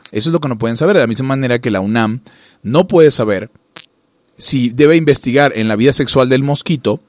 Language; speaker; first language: Spanish; native; Spanish